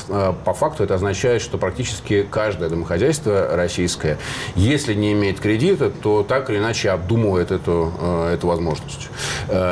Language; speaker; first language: Russian; native; Russian